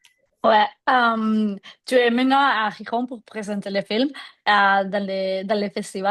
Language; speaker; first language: French; non-native, fluent; Spanish